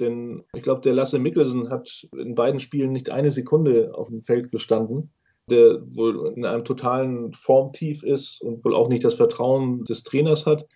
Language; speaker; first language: German; native; German